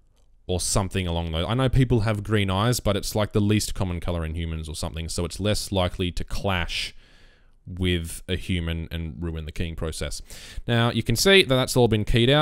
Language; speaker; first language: English; native; English